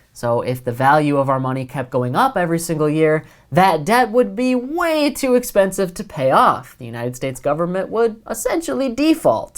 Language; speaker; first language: English; native; English